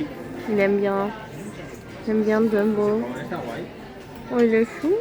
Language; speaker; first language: French; non-native, fluent; English